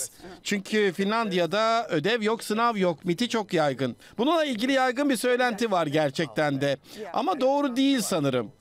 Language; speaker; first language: Turkish; native; Turkish